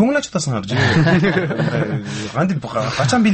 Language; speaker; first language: Kyrgyz; native; Kyrgyz